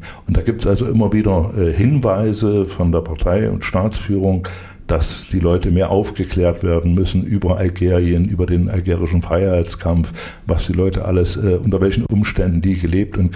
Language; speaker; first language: German; native; German